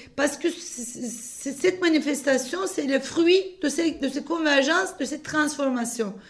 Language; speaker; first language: French; non-native, fluent; Turkish